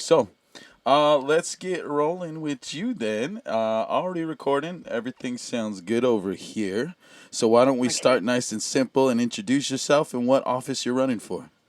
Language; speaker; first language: English; native; English